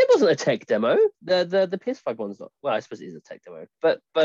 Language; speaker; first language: English; native; English